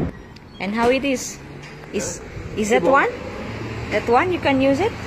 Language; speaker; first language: English; non-native, local second language; Cebuano